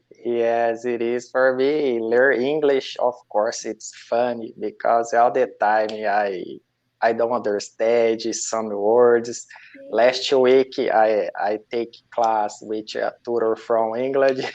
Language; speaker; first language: English; non-native, learner; Portuguese